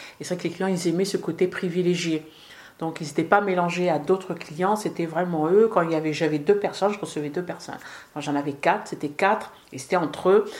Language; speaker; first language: French; early bilingual, other home language; Arabic